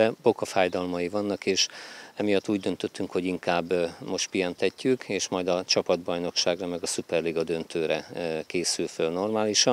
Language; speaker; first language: Hungarian; native; Hungarian